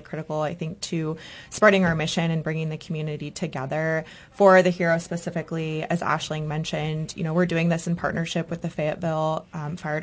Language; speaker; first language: English; native; English